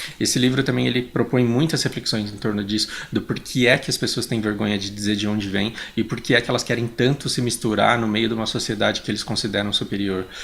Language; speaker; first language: Portuguese; native; Portuguese